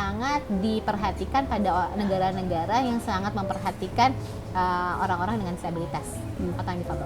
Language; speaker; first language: Indonesian; native; Indonesian